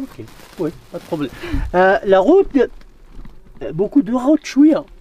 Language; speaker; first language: French; non-native, learner; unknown